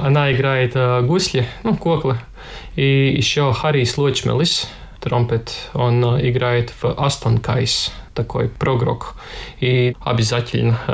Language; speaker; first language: Russian; non-native, local second language; Latvian